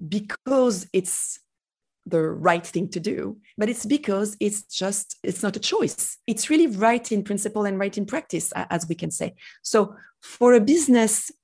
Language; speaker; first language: English; non-native, fluent; French